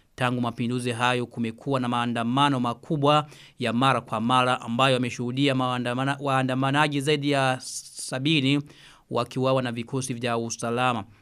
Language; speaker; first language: Swahili; non-native, local second language; Rundi